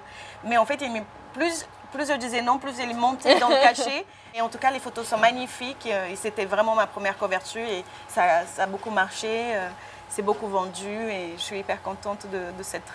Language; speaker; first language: French; non-native, fluent; Portuguese